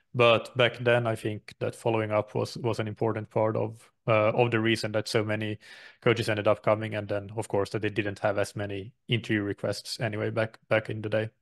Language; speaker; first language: English; non-native, fluent; Finnish